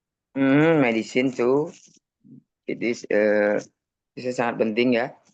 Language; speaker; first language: English; non-native, learner; Indonesian